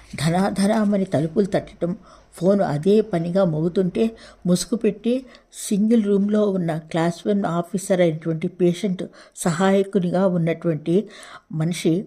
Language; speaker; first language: Telugu; native; Telugu